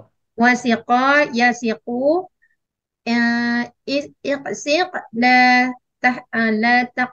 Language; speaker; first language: Arabic; non-native, learner; Malay